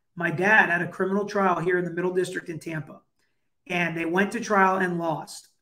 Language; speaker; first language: English; native; English